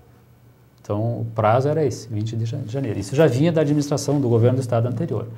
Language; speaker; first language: Portuguese; native; Portuguese